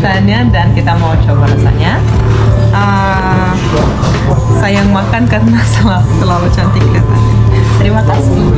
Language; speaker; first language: Indonesian; non-native, fluent; Russian